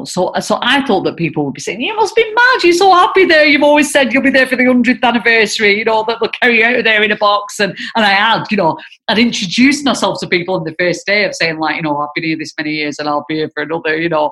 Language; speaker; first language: English; native; English